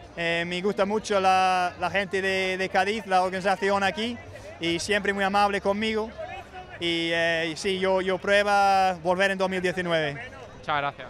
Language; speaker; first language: Spanish; non-native, fluent; English